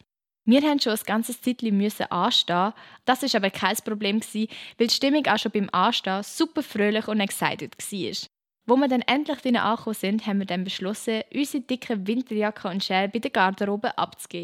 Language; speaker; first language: German; native; German